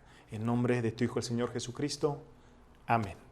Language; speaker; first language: Spanish; native; Spanish